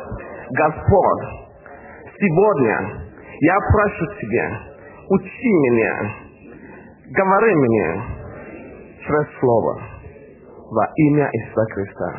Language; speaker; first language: Russian; non-native, learner; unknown